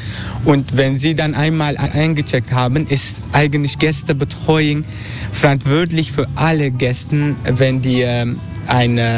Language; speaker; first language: German; non-native, learner; Turkish